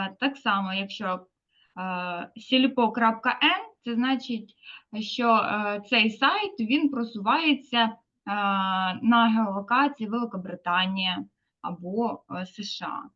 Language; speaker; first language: Ukrainian; native; Ukrainian